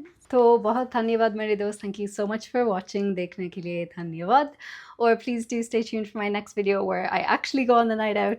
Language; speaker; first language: Hindi; non-native, learner; English